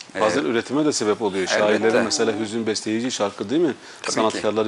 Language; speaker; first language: Turkish; native; Turkish